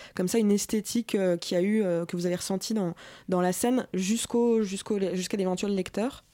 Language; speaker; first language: French; non-native, fluent; Russian